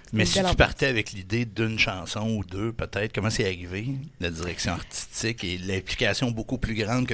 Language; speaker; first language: French; native; French